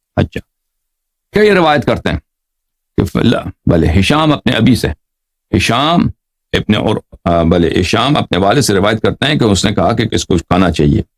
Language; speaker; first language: Urdu; non-native, fluent; Persian